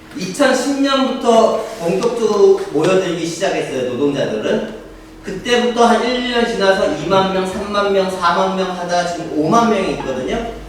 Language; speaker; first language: Korean; native; Korean